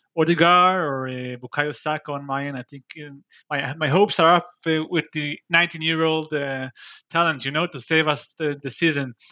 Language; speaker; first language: English; non-native, fluent; Hebrew